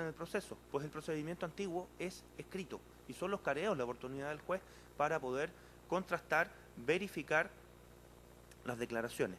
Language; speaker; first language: Spanish; native; Spanish